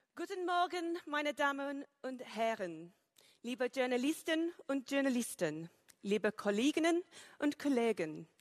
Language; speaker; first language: German; non-native, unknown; English